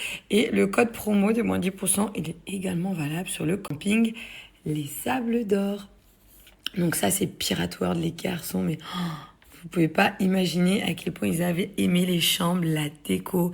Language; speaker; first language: French; native; French